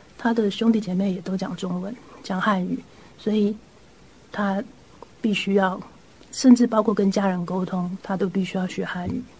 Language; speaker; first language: Chinese; native; Chinese